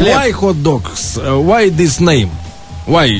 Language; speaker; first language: English; non-native, learner; Russian